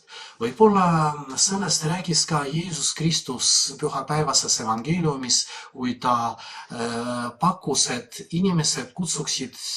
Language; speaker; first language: Estonian; non-native, fluent; Polish